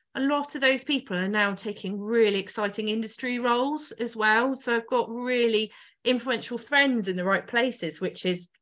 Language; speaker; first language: English; native; English